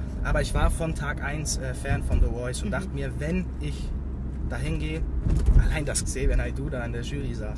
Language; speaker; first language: German; early bilingual, other home language; Bosnian